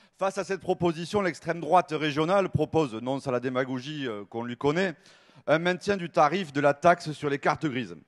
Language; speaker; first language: French; native; French